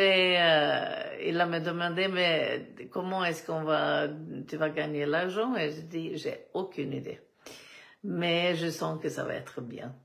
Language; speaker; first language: French; non-native, fluent; Swedish